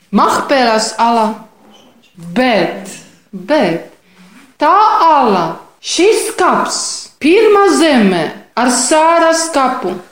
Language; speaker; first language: Latvian; non-native, fluent; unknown